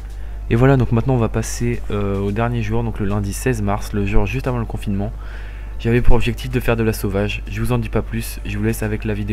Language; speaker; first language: French; native; French